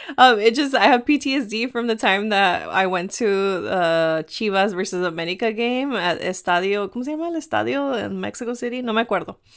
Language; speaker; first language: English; early bilingual, other home language; Spanish